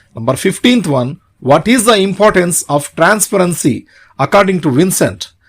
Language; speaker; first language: English; non-native, local second language; Telugu